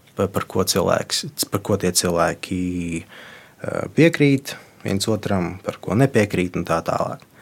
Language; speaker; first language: Latvian; non-native, local second language; Russian